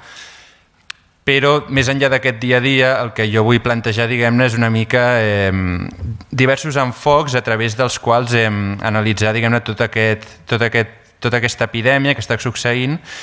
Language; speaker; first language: Catalan; native; Catalan